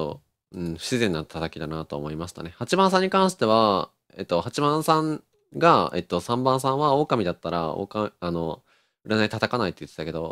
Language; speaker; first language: Japanese; native; Japanese